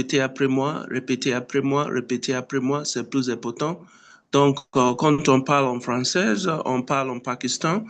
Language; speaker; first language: French; non-native, fluent; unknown